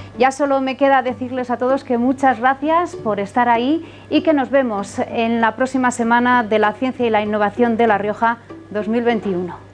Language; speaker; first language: Spanish; native; Spanish